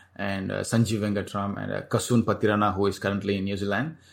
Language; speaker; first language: English; non-native, local second language; Tamil